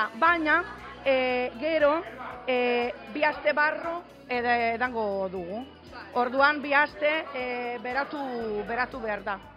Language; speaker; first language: Basque; non-native, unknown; Italian